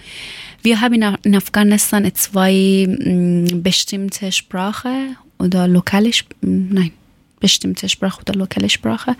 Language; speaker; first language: German; non-native, learner; Persian